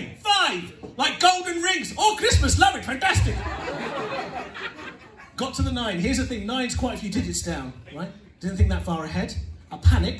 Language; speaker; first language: English; native; English